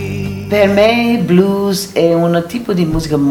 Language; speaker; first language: Italian; non-native, learner; English